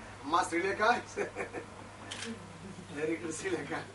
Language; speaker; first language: Hindi; non-native, local second language; Telugu